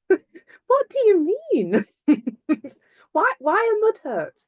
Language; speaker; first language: English; native; English